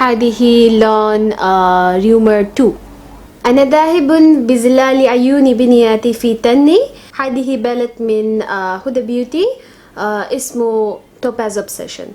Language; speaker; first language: Arabic; non-native, local second language; Bangla